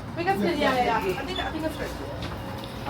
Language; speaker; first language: English; non-native, fluent; Spanish